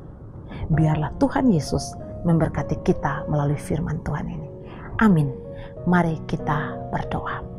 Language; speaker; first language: Indonesian; native; Indonesian